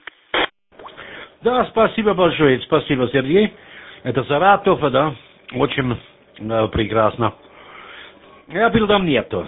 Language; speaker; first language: Russian; non-native, learner; German